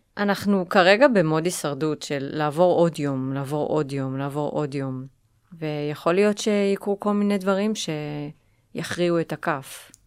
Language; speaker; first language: Hebrew; native; Hebrew